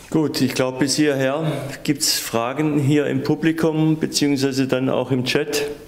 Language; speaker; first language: German; native; German